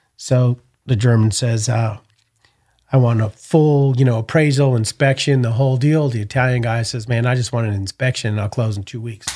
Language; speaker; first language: English; native; English